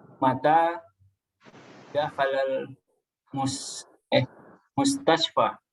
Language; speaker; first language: Arabic; non-native, learner; Indonesian